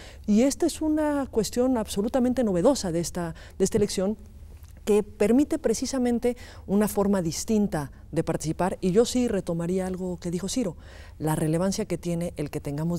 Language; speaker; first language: Spanish; native; Spanish